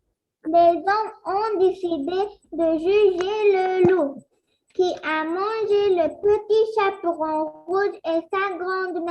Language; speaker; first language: French; non-native, learner; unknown